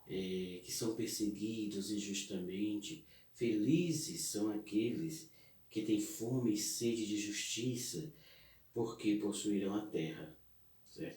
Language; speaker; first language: Portuguese; native; Portuguese